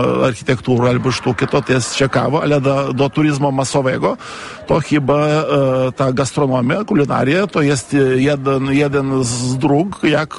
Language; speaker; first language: Polish; non-native, fluent; Lithuanian